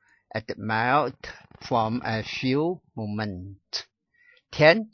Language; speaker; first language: English; non-native, learner; Chinese